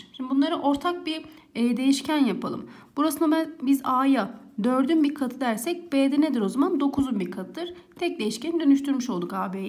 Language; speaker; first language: Turkish; native; Turkish